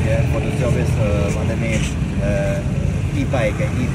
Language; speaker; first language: English; non-native, learner; German